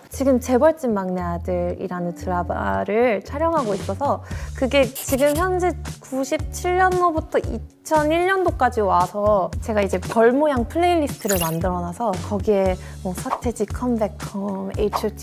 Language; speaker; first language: Korean; early bilingual, heritage; Korean